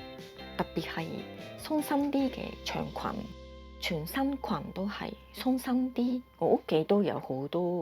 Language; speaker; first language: Cantonese; non-native, fluent; Japanese